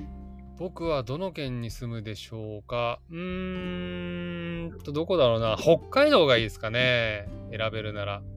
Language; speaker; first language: Japanese; native; Japanese